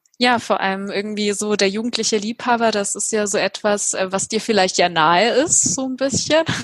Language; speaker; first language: German; native; German